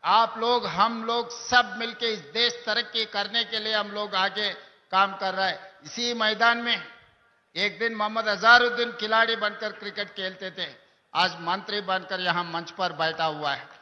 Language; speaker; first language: Hindi; non-native, local second language; Telugu